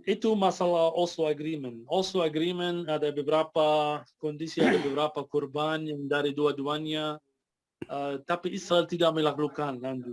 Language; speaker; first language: Indonesian; non-native, fluent; Arabic